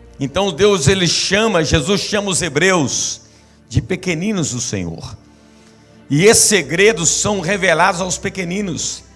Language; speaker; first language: Portuguese; native; Portuguese